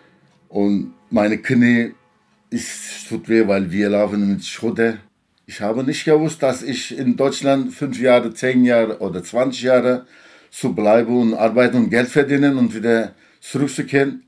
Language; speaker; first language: German; non-native, learner; Turkish